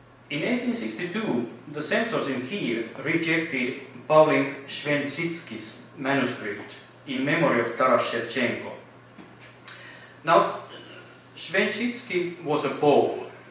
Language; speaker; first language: English; non-native, fluent; Finnish